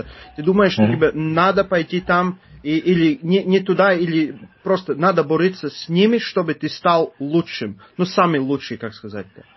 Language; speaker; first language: Russian; non-native, fluent; Latvian